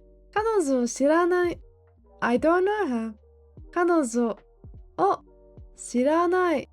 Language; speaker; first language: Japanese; non-native, fluent; English